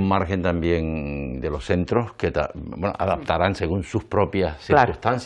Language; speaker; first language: Spanish; native; Spanish